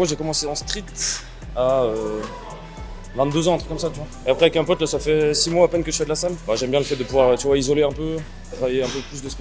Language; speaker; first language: French; native; French